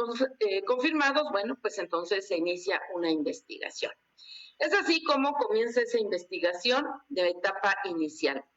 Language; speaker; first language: Spanish; native; Spanish